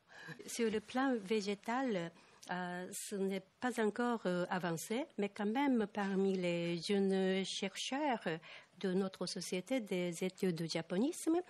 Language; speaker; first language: French; non-native, fluent; Japanese